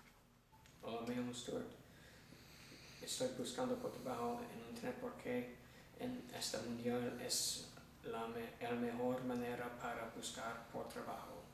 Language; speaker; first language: Spanish; non-native, learner; English